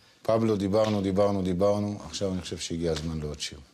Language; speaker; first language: Hebrew; native; Hebrew